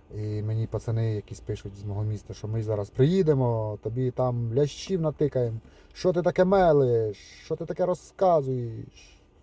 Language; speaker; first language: Ukrainian; non-native, local second language; Russian